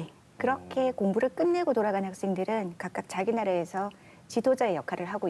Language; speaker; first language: Korean; native; Korean